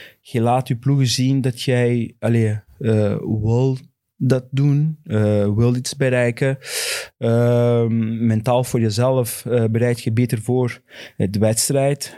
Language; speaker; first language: Dutch; non-native, fluent; Portuguese